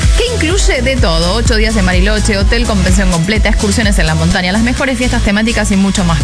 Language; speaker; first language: Spanish; native; Spanish